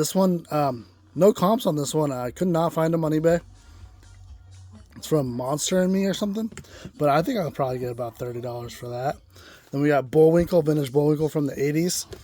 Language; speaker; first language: English; native; English